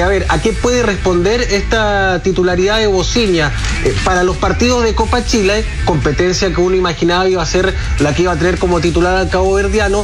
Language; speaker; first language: Spanish; native; Spanish